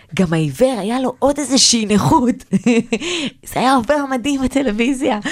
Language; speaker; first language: Hebrew; native; Hebrew